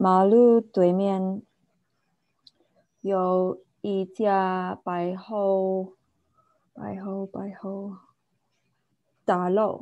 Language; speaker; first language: Chinese; non-native, learner; English